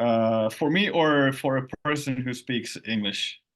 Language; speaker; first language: English; non-native, fluent; Finnish